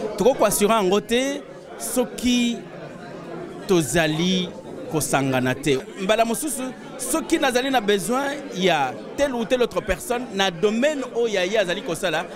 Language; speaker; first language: Lingala; non-native, local second language; Luba-Lulua